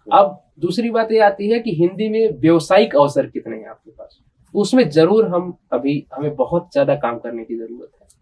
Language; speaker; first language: Hindi; native; Hindi